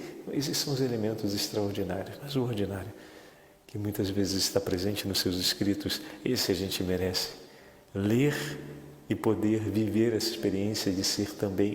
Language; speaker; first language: Portuguese; native; Portuguese